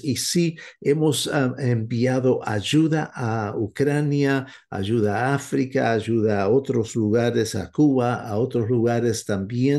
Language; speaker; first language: Spanish; non-native, fluent; English